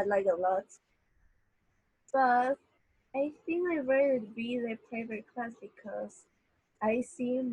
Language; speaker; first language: English; non-native, learner; Spanish